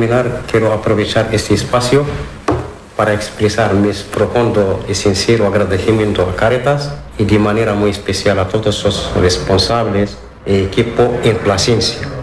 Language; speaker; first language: Spanish; non-native, learner; Arabic